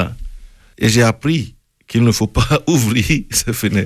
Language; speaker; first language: French; non-native, local second language; Ewe